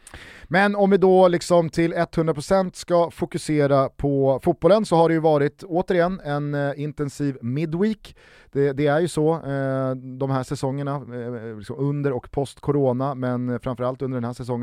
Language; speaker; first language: Swedish; native; Swedish